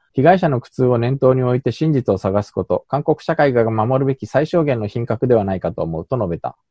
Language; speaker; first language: Japanese; native; Japanese